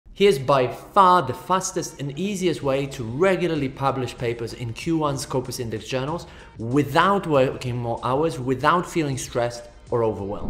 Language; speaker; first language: English; non-native, fluent; Polish